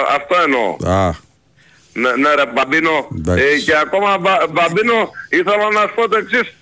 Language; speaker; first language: Greek; native; Greek